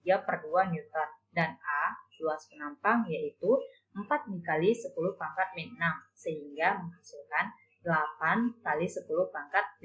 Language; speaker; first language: Indonesian; native; Indonesian